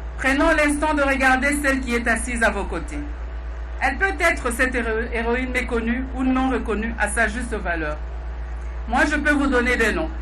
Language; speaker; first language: French; non-native, local second language; Lingala